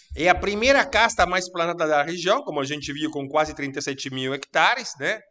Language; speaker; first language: Portuguese; non-native, fluent; Italian